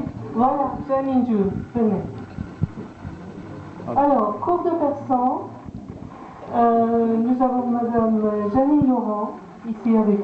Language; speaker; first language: French; non-native, fluent; Persian